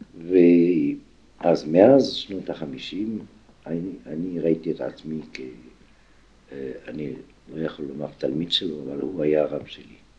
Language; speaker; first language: Hebrew; non-native, fluent; French